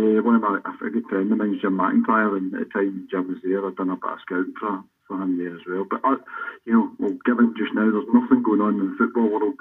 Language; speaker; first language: English; native; English